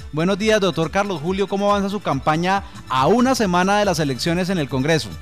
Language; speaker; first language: Spanish; native; Spanish